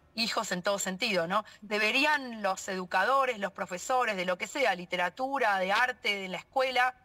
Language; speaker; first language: Spanish; native; Spanish